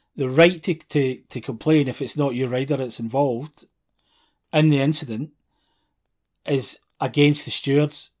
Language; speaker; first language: English; native; English